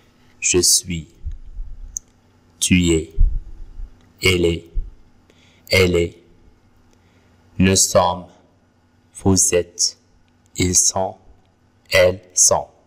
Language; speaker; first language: French; non-native, local second language; Arabic